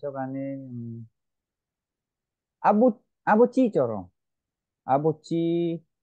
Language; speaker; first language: Korean; non-native, learner; Vietnamese